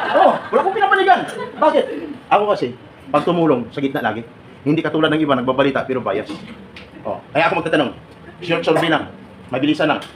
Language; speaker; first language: Filipino; native; Filipino